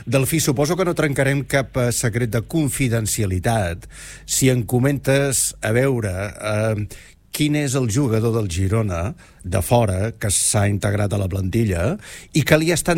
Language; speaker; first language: Catalan; native; Catalan